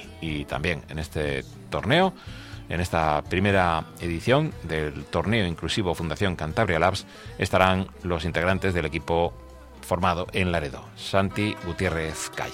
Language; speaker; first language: Spanish; native; Spanish